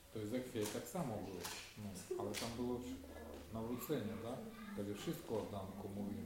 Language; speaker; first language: Polish; non-native, learner; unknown